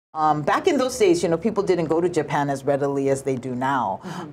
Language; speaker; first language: English; early bilingual, other home language; Japanese